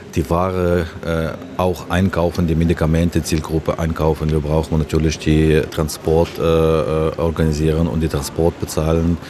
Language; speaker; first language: German; non-native, learner; Ukrainian